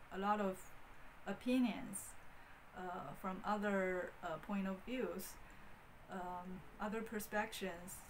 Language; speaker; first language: English; non-native, fluent; Chinese